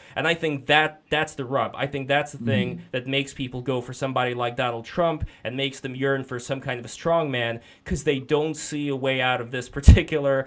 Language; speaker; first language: English; non-native, fluent; Russian